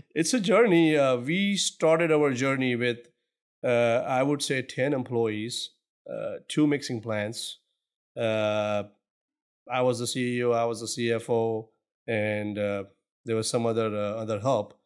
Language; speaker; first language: English; non-native, local second language; Gujarati